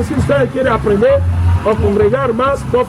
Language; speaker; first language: Spanish; non-native, learner; English